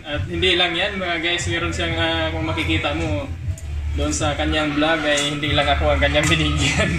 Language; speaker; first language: Filipino; native; Filipino